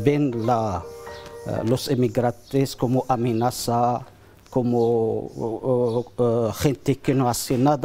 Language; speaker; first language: Spanish; non-native, learner; Arabic